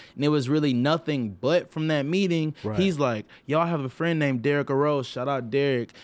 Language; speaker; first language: English; native; English